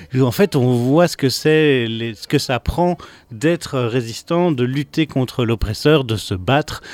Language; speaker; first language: French; native; French